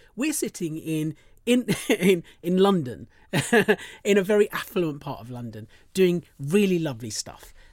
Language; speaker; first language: English; early bilingual, other home language; Hindi